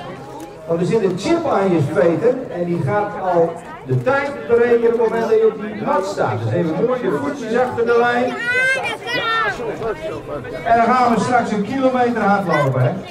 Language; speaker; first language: Dutch; native; Dutch